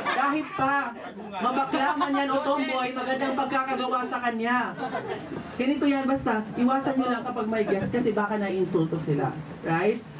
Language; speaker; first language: Filipino; non-native, local second language; Waray